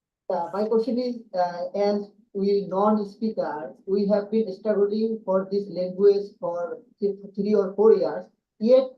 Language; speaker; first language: English; non-native, learner; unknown